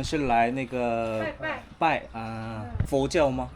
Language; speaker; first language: Chinese; non-native, fluent; Korean